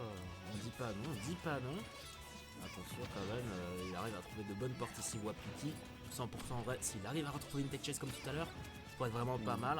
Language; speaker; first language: French; native; French